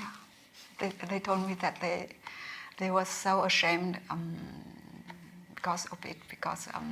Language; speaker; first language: English; non-native, learner; Vietnamese